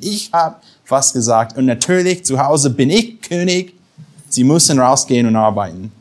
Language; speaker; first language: German; non-native, fluent; English